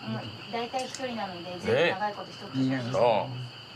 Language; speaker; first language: Japanese; non-native, fluent; Indonesian